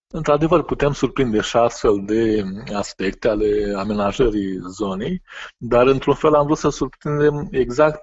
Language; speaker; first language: Romanian; native; Romanian